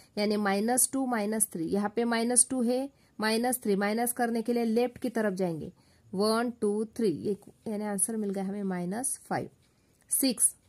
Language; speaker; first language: Hindi; non-native, local second language; Marathi